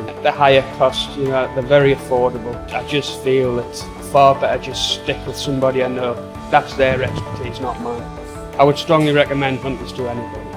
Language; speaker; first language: English; native; English